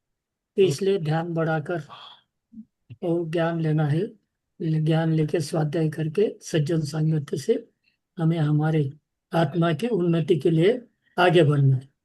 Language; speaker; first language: Hindi; non-native, local second language; Marathi